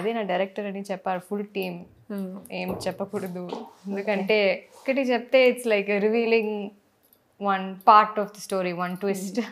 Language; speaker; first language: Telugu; non-native, local second language; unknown